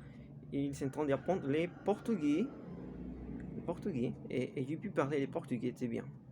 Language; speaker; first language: French; non-native, learner; Spanish